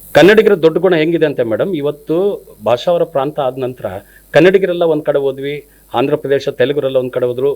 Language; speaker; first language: Kannada; native; Kannada